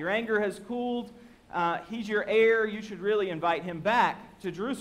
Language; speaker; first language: English; native; English